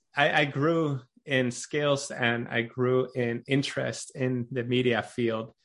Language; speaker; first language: English; non-native, fluent; Dutch